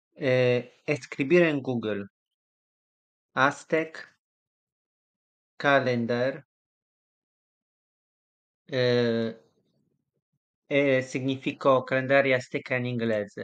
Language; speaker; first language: Spanish; non-native, learner; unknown